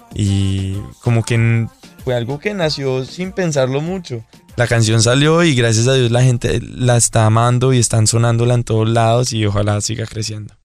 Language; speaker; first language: Spanish; native; Spanish